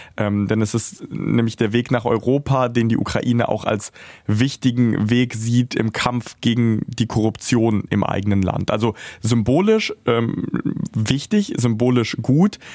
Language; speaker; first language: German; early bilingual, other home language; Russian